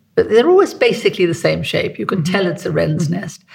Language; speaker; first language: English; native; English